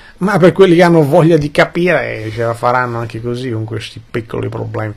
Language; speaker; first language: Italian; early bilingual, other home language; Albanian